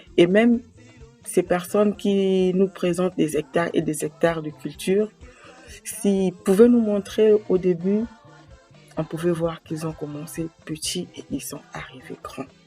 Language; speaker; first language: French; non-native, local second language; Kongo